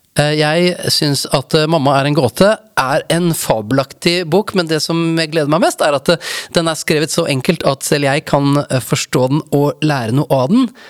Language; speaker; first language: Norwegian; native; Norwegian